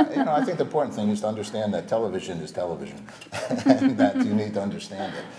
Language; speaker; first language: English; native; English